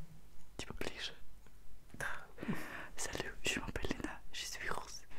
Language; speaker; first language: French; non-native, learner; Russian